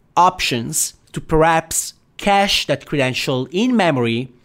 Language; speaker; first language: English; non-native, fluent; Italian